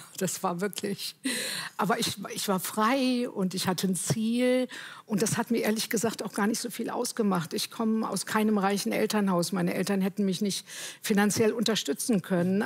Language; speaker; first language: German; native; German